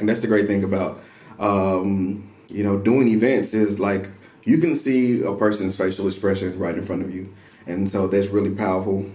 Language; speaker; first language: English; native; English